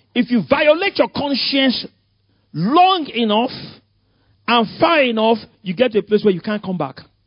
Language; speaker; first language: English; non-native, local second language; Yoruba